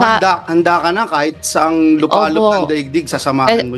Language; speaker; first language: Filipino; native; Filipino